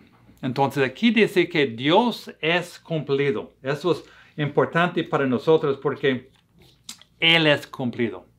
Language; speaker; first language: Spanish; non-native, fluent; English